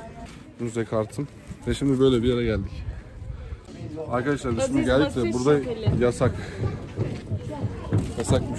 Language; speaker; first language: Turkish; native; Turkish